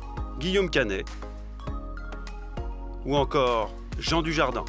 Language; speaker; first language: French; native; French